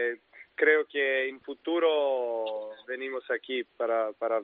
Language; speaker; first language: Spanish; non-native, learner; Serbian